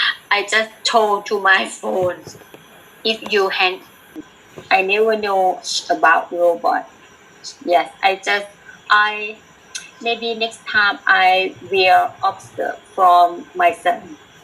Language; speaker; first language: English; non-native, learner; Thai